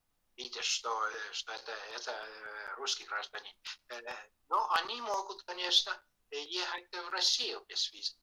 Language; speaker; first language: Russian; non-native, fluent; Estonian